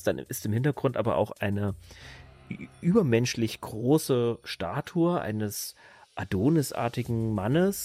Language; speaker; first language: German; native; German